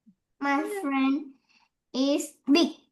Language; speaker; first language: English; non-native, learner; Vietnamese